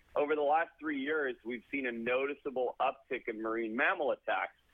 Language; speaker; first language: English; native; English